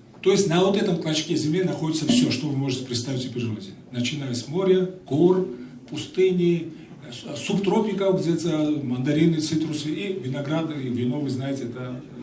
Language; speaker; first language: Russian; non-native, local second language; Georgian